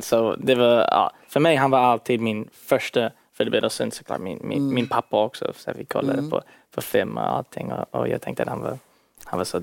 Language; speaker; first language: Swedish; early bilingual, heritage; English